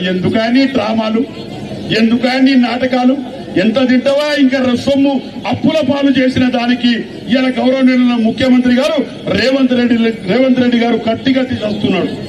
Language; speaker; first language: Telugu; non-native, local second language; Lambadi